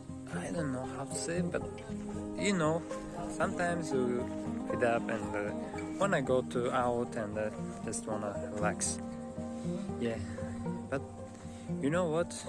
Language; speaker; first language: English; non-native, learner; Uzbek